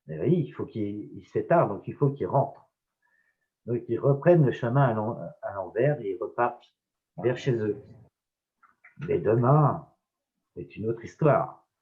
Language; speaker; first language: French; native; French